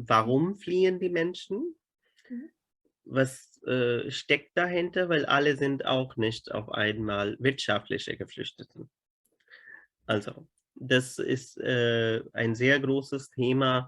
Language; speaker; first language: German; non-native, fluent; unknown